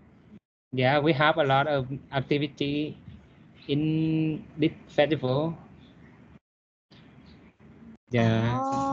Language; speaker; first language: English; non-native, learner; Vietnamese